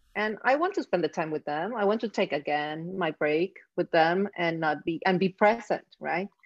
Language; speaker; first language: English; non-native, fluent; Spanish